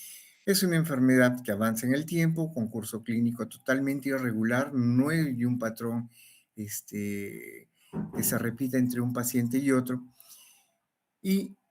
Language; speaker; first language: Spanish; native; Spanish